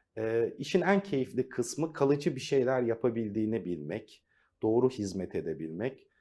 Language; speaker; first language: Turkish; native; Turkish